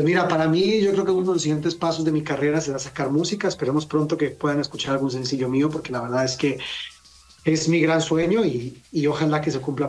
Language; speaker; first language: Spanish; native; Spanish